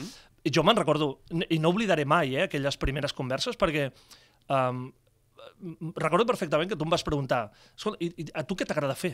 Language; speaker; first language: Catalan; native; Catalan